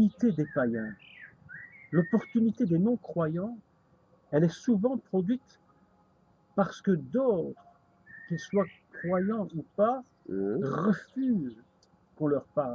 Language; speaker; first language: French; native; French